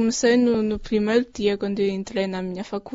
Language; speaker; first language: Portuguese; non-native, fluent; Chinese